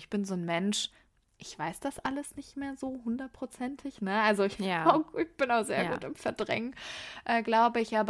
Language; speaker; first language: German; early bilingual, other home language; Persian